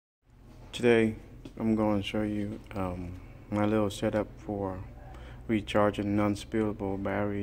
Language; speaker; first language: English; non-native, fluent; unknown